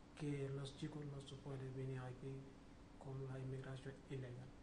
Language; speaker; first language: Spanish; non-native, learner; Wolof